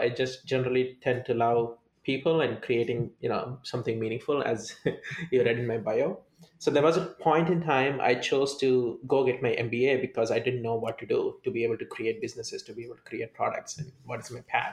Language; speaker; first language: English; non-native, local second language; Telugu